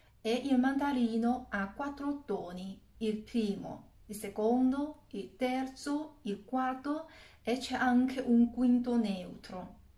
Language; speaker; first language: Italian; non-native, fluent; Chinese